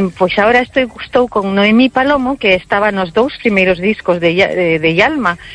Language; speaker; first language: Galician; early bilingual, heritage; Galician